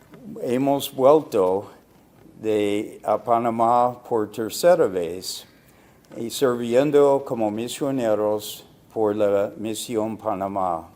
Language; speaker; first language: Spanish; non-native, fluent; English